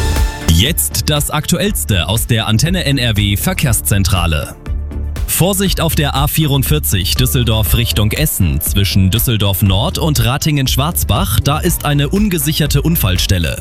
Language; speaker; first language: German; native; German